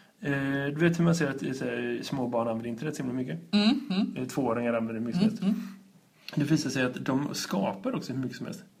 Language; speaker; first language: Swedish; native; Swedish